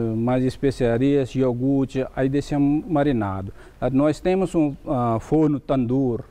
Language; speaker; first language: Portuguese; non-native, learner; Hindi